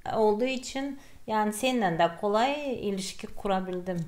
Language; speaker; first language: Turkish; non-native, fluent; Gagauz